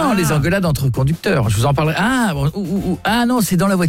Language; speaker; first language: French; native; French